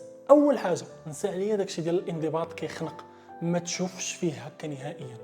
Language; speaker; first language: Arabic; native; Arabic